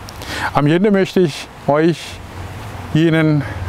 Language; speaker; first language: German; non-native, fluent; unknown